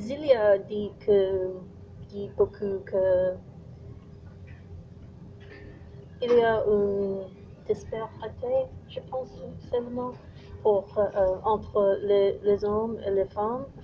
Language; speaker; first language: French; non-native, learner; English